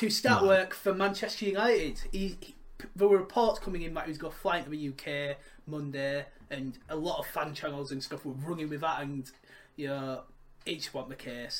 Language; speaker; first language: English; native; English